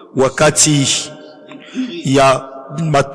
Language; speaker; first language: Swahili; native; Swahili